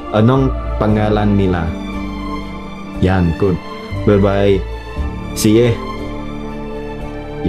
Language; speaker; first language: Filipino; non-native, learner; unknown